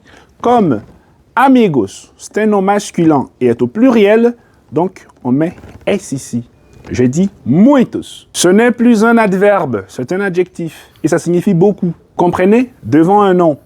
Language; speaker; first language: French; non-native, fluent; Portuguese